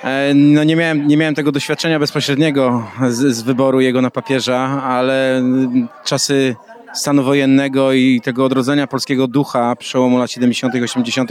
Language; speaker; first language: Polish; native; Polish